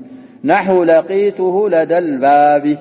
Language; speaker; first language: Arabic; non-native, fluent; Amharic